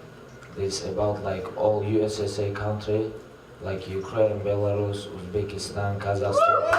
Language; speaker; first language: English; non-native, learner; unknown